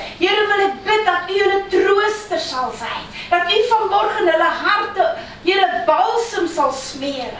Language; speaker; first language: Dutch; non-native, fluent; Afrikaans